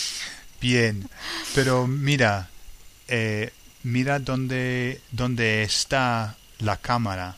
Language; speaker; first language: Spanish; non-native, fluent; English